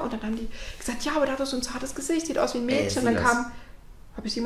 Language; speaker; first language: German; native; German